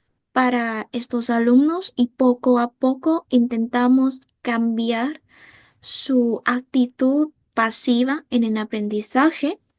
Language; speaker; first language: Spanish; non-native, fluent; Vietnamese